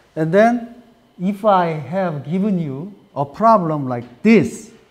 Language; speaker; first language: English; non-native, fluent; Korean